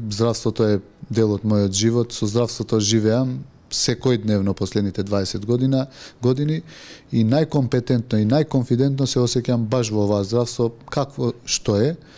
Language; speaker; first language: Macedonian; non-native, local second language; Albanian